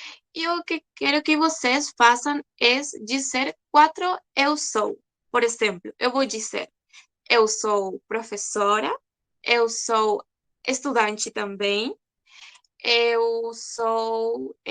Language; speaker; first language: Portuguese; non-native, fluent; Spanish